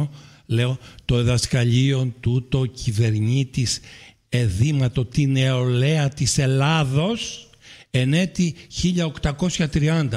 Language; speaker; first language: Greek; native; Greek